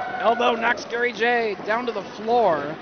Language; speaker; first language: English; native; English